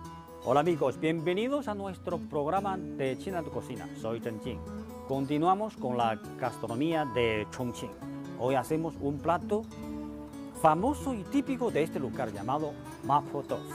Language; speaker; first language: Spanish; non-native, fluent; Chinese